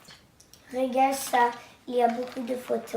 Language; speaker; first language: French; non-native, local second language; English